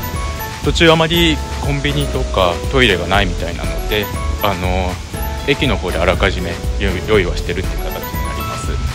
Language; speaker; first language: Japanese; native; Japanese